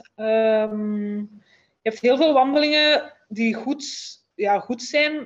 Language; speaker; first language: Dutch; native; Dutch